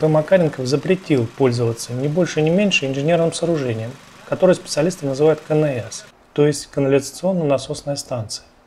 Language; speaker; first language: Russian; native; Russian